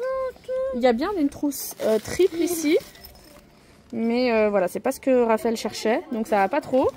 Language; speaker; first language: French; native; French